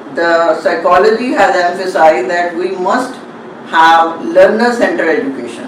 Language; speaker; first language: English; non-native, local second language; Punjabi